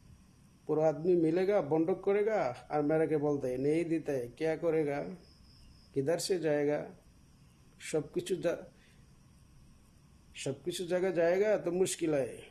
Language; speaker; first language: Hindi; non-native, learner; Bangla